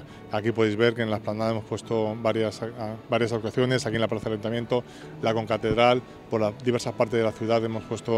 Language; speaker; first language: Spanish; native; Spanish